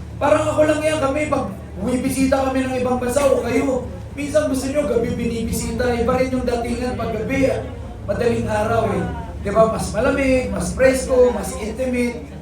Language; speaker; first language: Filipino; native; Filipino